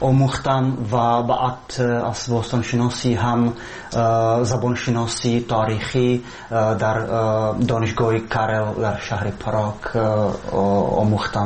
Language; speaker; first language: Persian; non-native, fluent; Czech